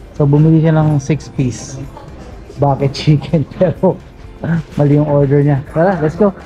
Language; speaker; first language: Filipino; native; Filipino